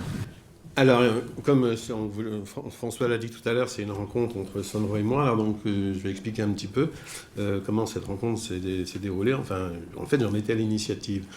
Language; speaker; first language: French; native; French